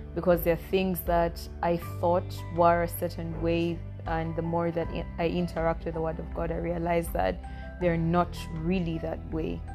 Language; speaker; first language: English; non-native, local second language; Acoli